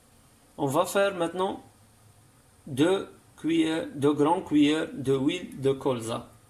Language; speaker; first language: French; non-native, learner; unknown